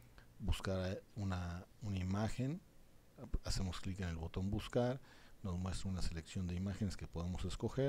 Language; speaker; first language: Spanish; native; Spanish